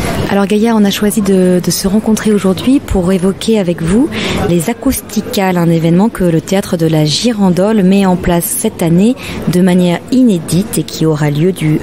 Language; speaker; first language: French; native; French